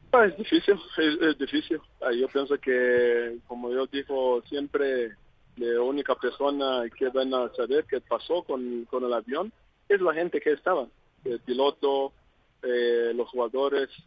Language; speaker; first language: Spanish; non-native, learner; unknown